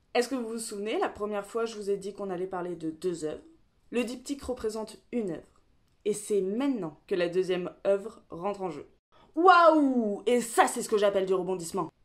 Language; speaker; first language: French; native; French